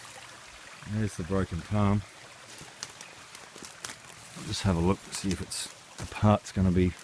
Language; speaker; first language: English; native; English